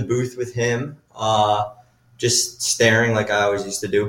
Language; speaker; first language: English; native; English